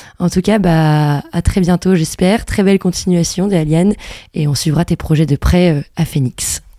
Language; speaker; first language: French; native; French